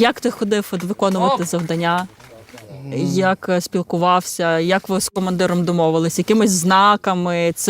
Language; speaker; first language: Ukrainian; native; Ukrainian